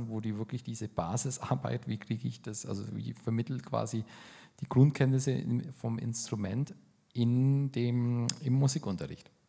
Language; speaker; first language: German; native; German